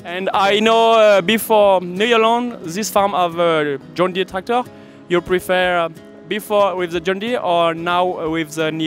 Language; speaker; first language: English; non-native, learner; French